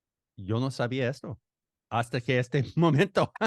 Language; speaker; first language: Spanish; non-native, fluent; English